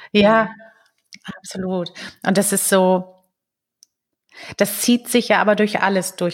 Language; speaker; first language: German; native; German